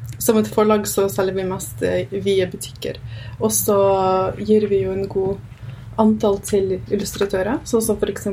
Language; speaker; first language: Norwegian; early bilingual, other home language; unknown